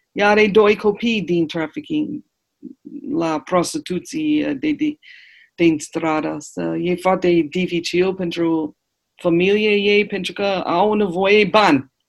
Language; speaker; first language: Romanian; non-native, learner; English